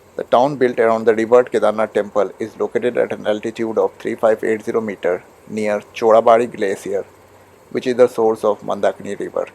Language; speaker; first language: English; non-native, local second language; Hindi